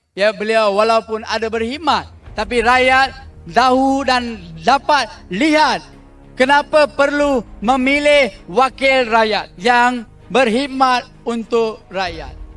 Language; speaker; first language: Malay; non-native, local second language; Tamil